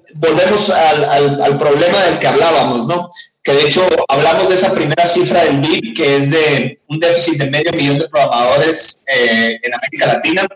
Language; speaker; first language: Spanish; native; Spanish